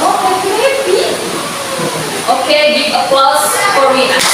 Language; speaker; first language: English; non-native, learner; Indonesian